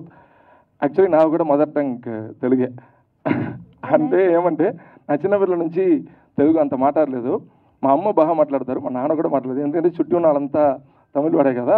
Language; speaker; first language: Telugu; non-native, local second language; Tamil